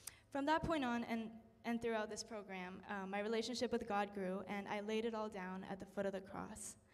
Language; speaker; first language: English; early bilingual, other home language; Korean